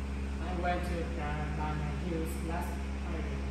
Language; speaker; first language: English; non-native, learner; Vietnamese